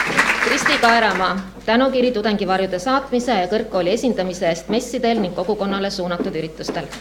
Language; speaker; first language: Estonian; native; Estonian